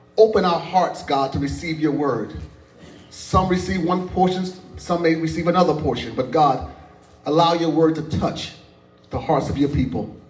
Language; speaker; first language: English; native; English